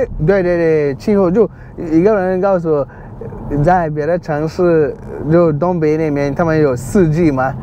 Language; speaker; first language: Chinese; non-native, learner; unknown